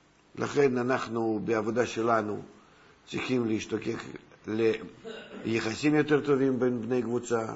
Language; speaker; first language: Hebrew; non-native, fluent; Russian